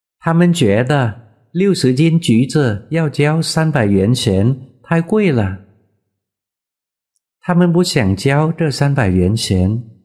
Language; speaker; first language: Chinese; non-native, fluent; Vietnamese